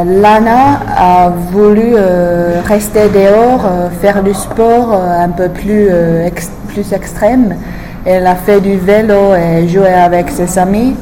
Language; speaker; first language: French; non-native, fluent; English